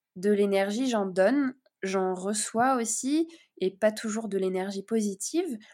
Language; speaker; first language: French; native; French